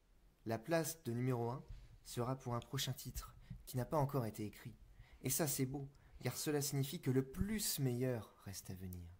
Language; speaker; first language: French; native; French